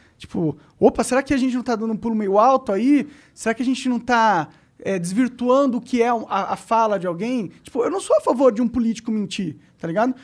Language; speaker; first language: Portuguese; native; Portuguese